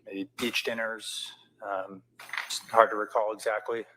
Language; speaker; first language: English; native; English